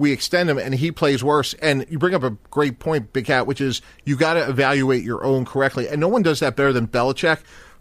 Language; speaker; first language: English; native; English